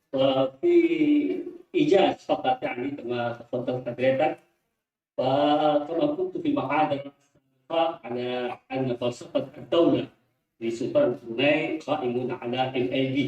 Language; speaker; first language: Arabic; non-native, fluent; Indonesian